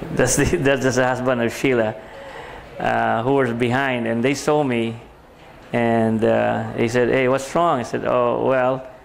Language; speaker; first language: English; non-native, local second language; Filipino